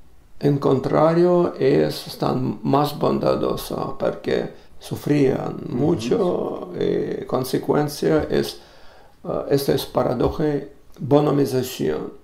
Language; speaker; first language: Spanish; non-native, learner; Russian